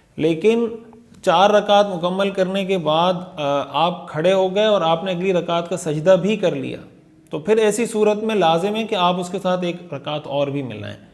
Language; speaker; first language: Urdu; native; Urdu